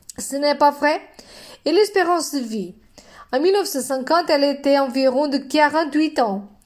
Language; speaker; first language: French; non-native, fluent; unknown